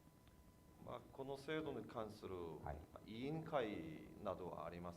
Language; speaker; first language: Japanese; non-native, fluent; Korean